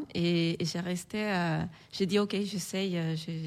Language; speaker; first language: French; non-native, fluent; Spanish